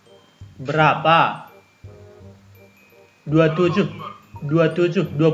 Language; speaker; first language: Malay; non-native, local second language; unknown